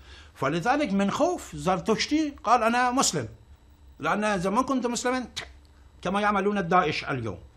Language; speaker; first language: Arabic; non-native, learner; Persian